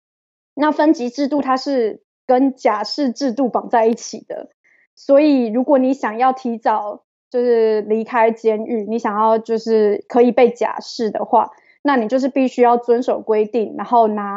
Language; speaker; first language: Chinese; native; Chinese